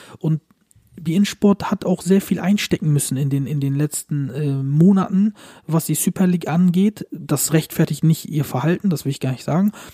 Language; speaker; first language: German; early bilingual, other home language; Turkish